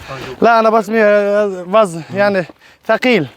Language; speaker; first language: Arabic; non-native, learner; Tajik